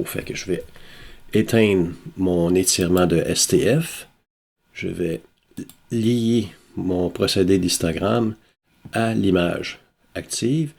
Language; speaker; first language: French; native; French